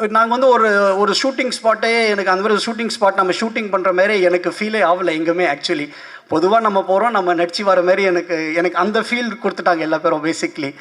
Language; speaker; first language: Tamil; non-native, local second language; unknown